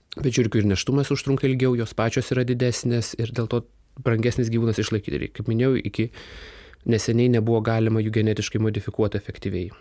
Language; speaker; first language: Lithuanian; native; Lithuanian